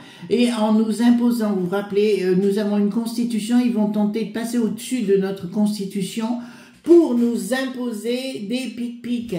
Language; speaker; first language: French; native; French